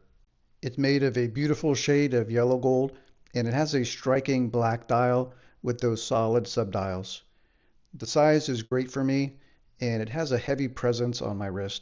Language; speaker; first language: English; native; English